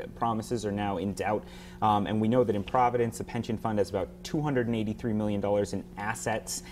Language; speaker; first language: English; native; English